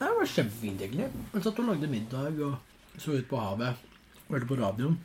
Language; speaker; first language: Norwegian; non-native, fluent; English